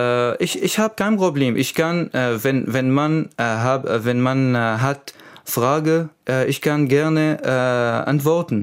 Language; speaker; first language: German; non-native, learner; Arabic